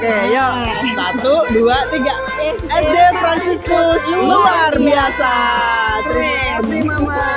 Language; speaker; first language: Indonesian; native; Indonesian